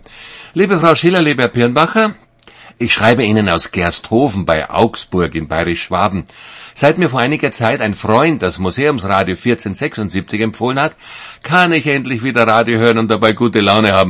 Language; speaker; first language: German; native; German